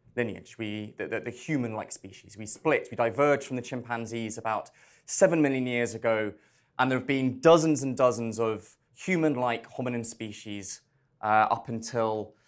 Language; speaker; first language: English; native; English